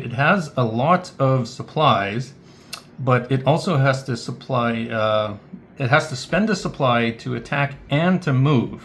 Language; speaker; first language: English; native; English